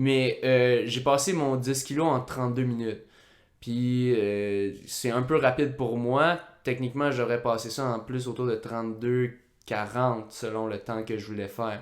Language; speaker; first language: French; native; French